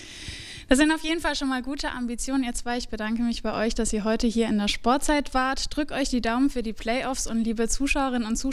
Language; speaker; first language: German; native; German